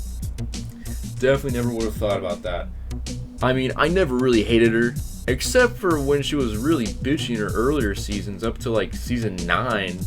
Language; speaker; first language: English; native; English